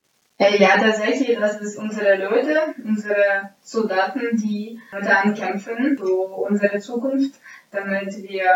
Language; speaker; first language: German; non-native, fluent; Ukrainian